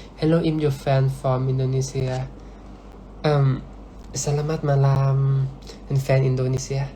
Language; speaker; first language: English; non-native, learner; Thai